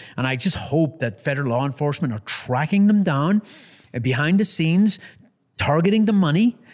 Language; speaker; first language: English; native; English